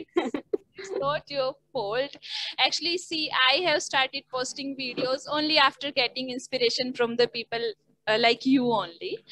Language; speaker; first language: English; non-native, learner; Hindi